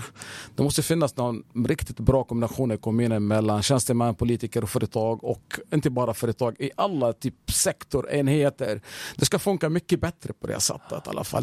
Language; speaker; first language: Swedish; non-native, fluent; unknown